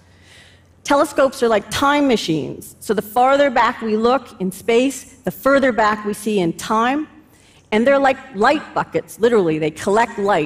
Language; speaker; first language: English; native; English